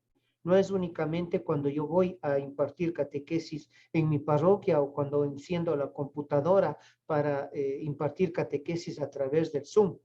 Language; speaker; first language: Spanish; native; Spanish